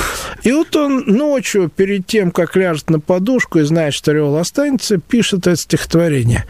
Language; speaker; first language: Russian; native; Russian